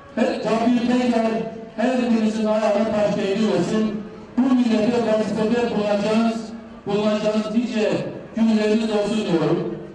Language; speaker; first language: Turkish; native; Turkish